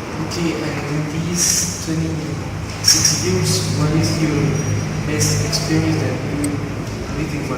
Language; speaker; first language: English; non-native, learner; Spanish